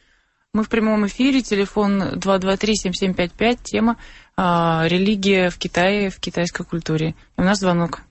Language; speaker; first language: Russian; native; Russian